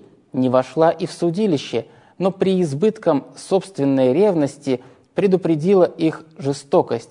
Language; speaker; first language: Russian; native; Russian